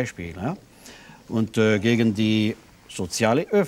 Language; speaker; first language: German; non-native, local second language; French